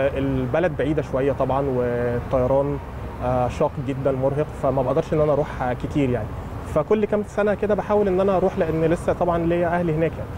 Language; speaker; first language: Arabic; early bilingual, other home language; English